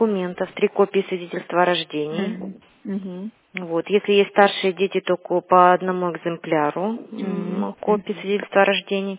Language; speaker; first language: Russian; native; Russian